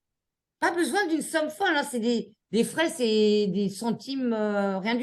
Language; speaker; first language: French; native; French